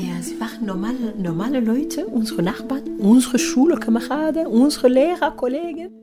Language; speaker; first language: German; non-native, fluent; Kinyarwanda